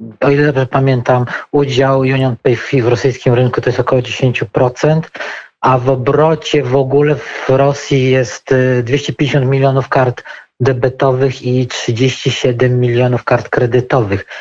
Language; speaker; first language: Polish; native; Polish